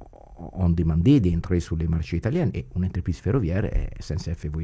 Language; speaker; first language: French; non-native, fluent; Italian